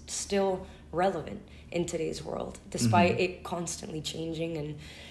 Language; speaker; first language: English; non-native, fluent; Spanish